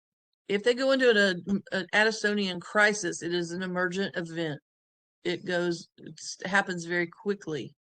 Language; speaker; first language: English; native; English